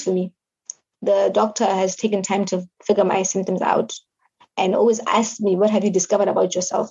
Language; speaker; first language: English; non-native, local second language; Southern Sotho